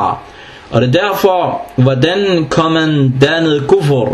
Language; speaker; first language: Danish; non-native, fluent; Arabic